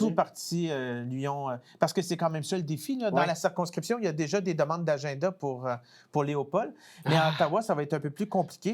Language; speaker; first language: French; native; French